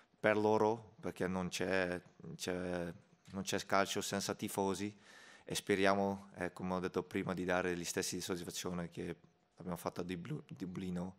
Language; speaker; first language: Italian; non-native, fluent; Dutch